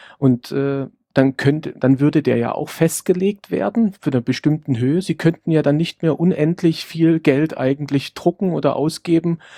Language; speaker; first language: German; native; German